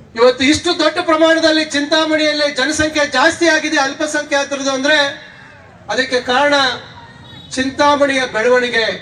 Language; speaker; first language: Kannada; native; Kannada